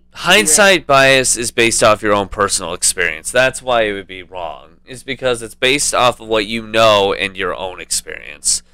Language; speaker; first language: English; native; English